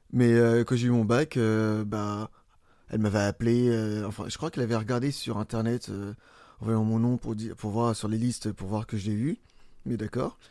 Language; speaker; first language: French; early bilingual, other home language; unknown